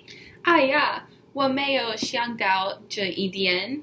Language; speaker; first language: Chinese; non-native, learner; English